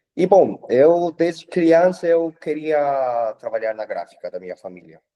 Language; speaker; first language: Portuguese; non-native, fluent; Spanish